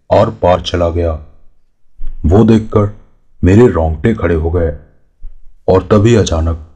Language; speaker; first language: Hindi; native; Hindi